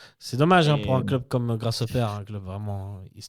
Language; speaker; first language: French; native; French